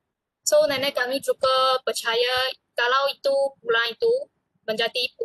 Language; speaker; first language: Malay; non-native, local second language; Chinese